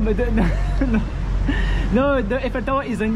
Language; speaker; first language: English; non-native, learner; French